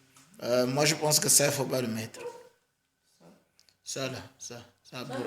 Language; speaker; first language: French; native; French